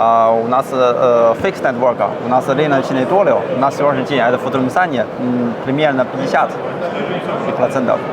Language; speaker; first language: Russian; non-native, learner; Chinese